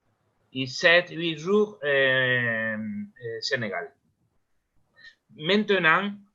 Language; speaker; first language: French; non-native, learner; Spanish